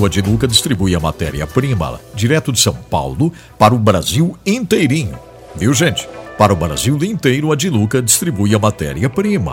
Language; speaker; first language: Portuguese; native; Portuguese